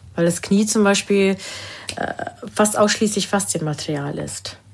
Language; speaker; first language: German; early bilingual, other home language; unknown